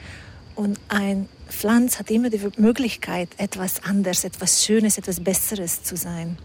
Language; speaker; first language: German; non-native, fluent; Hungarian